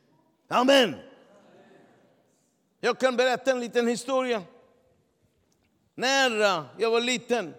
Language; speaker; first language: Swedish; non-native, fluent; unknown